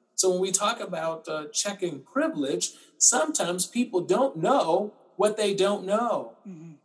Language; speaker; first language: English; native; English